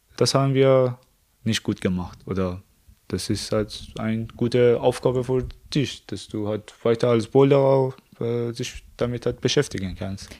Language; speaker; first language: German; non-native, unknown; Persian